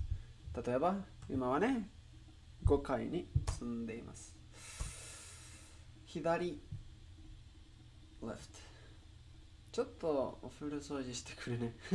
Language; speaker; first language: Japanese; non-native, learner; Spanish